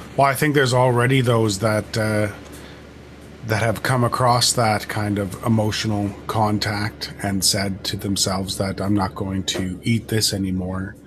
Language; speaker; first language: English; native; English